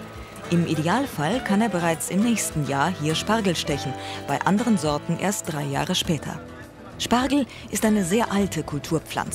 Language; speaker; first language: German; native; German